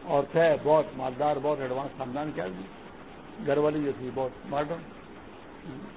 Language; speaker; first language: Urdu; non-native, local second language; Pashto